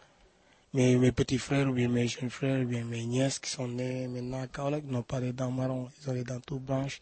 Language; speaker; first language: French; non-native, local second language; Wolof